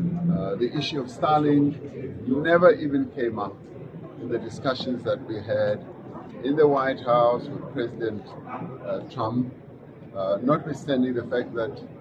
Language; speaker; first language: English; non-native, local second language; Venda